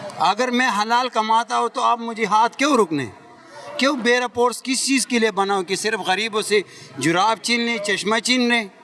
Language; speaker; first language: Urdu; non-native, local second language; Pashto